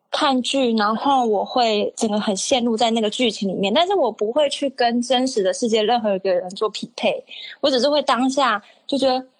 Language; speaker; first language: Chinese; native; Chinese